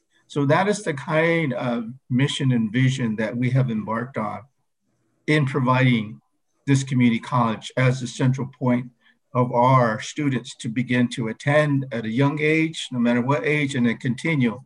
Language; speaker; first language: English; early bilingual, other home language; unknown